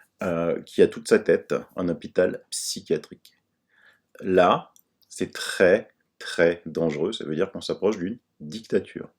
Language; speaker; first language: French; native; French